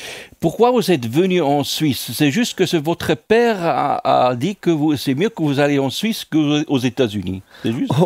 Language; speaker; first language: French; non-native, fluent; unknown